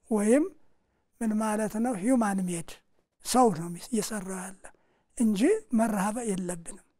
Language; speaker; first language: Amharic; native; Amharic